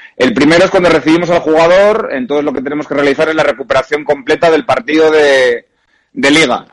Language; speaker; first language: Spanish; native; Spanish